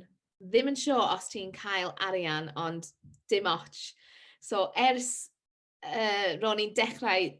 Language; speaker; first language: Welsh; non-native, local second language; English